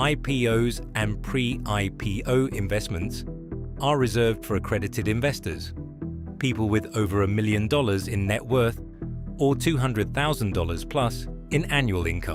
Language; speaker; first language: English; native; English